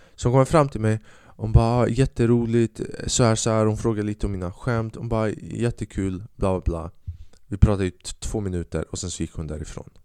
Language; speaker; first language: Swedish; early bilingual, other home language; Albanian